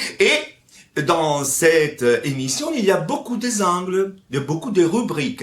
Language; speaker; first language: French; non-native, fluent; Italian